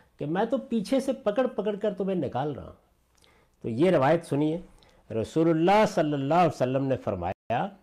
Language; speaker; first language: Urdu; non-native, local second language; Punjabi